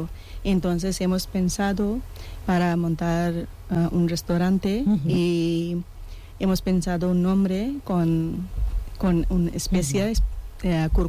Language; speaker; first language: Spanish; non-native, learner; Punjabi